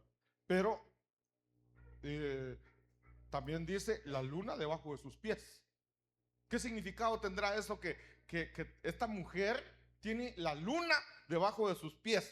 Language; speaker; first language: Spanish; native; Spanish